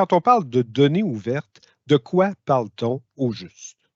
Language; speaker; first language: French; native; French